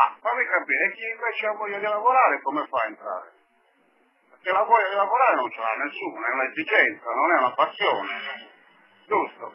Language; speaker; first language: Italian; native; Italian